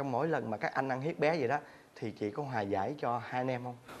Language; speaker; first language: Vietnamese; native; Vietnamese